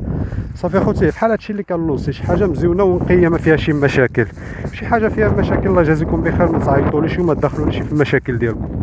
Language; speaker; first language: Arabic; native; Arabic